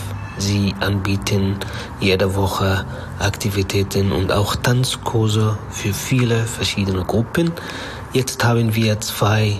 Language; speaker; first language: German; non-native, learner; Arabic